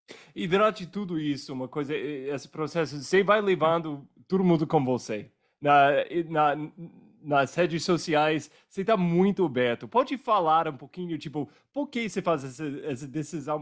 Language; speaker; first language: Portuguese; non-native, fluent; English